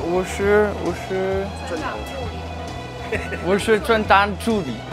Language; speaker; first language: Chinese; non-native, learner; French